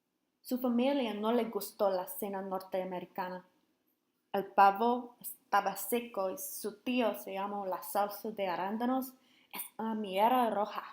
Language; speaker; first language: Spanish; non-native, learner; English